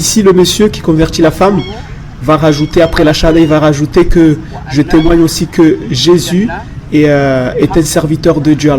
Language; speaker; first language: French; native; French